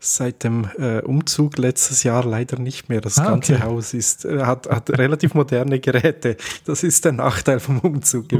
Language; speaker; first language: German; native; German